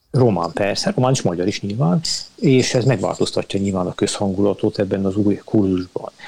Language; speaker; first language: Hungarian; native; Hungarian